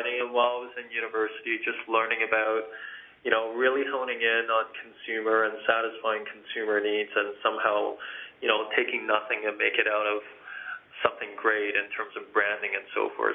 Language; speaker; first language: English; early bilingual, other home language; Chinese